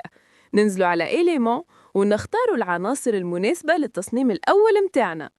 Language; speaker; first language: Arabic; native; Arabic